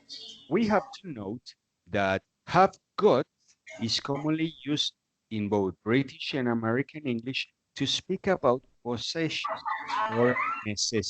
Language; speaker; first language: English; non-native, fluent; Spanish